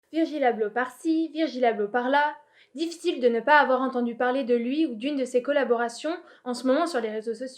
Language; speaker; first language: French; native; French